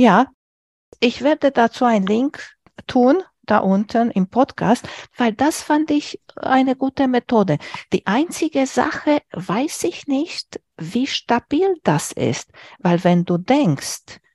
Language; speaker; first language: German; non-native, fluent; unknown